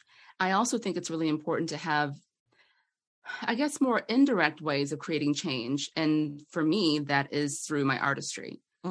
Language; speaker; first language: English; native; English